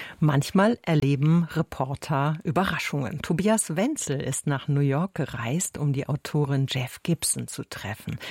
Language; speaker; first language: German; native; German